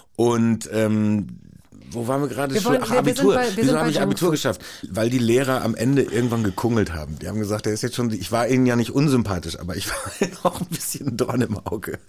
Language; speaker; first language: German; native; German